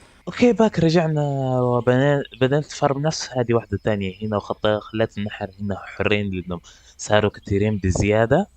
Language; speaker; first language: Arabic; native; Arabic